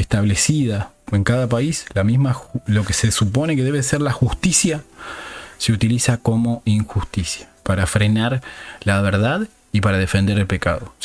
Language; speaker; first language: Spanish; native; Spanish